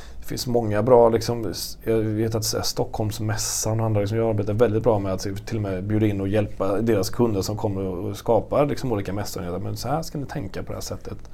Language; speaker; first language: Swedish; native; Swedish